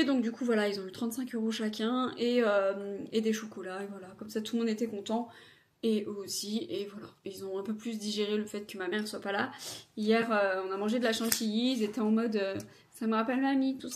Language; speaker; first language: French; native; French